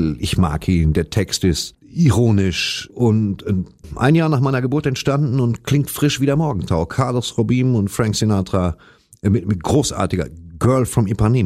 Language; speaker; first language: German; native; German